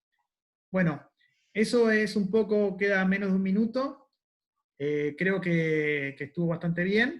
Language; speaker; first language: Spanish; native; Spanish